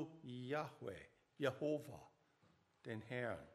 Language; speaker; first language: German; non-native, learner; English